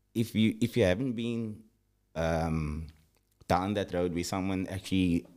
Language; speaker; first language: English; early bilingual, other home language; Afrikaans